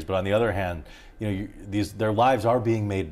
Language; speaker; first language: English; native; English